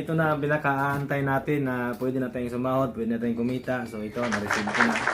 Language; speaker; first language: Filipino; non-native, local second language; Cebuano